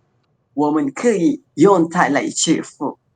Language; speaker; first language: Chinese; non-native, learner; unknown